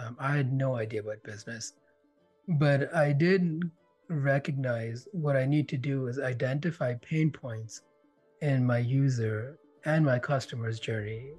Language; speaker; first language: English; non-native, local second language; Hindi